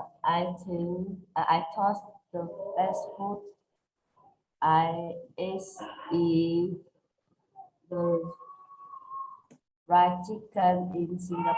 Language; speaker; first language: English; non-native, learner; Vietnamese